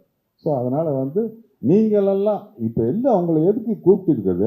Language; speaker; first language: Tamil; native; Tamil